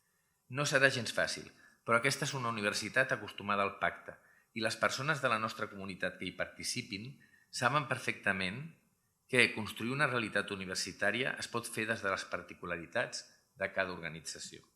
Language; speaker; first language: Catalan; native; Catalan